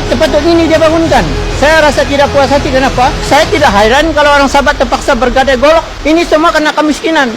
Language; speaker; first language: Malay; non-native, local second language; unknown